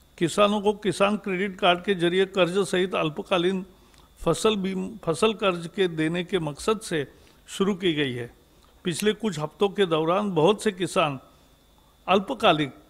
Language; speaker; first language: Hindi; non-native, local second language; Marathi